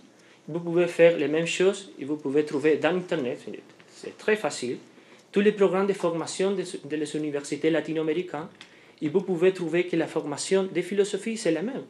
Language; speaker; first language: French; non-native, fluent; Spanish